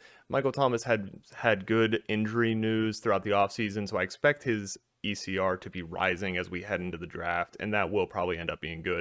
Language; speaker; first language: English; native; English